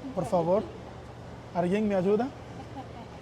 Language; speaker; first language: Spanish; non-native, learner; Haitian Creole